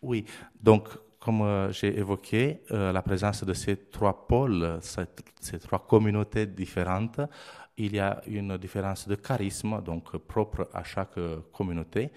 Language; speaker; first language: French; non-native, fluent; Romanian